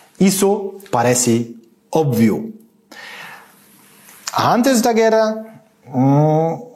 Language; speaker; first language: Portuguese; non-native, learner; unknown